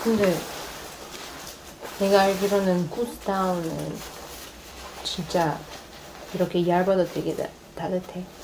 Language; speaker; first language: Korean; non-native, fluent; Russian